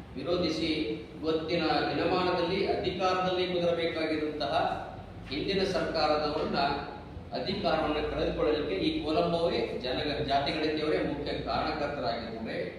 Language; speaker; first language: Kannada; non-native, local second language; Lambadi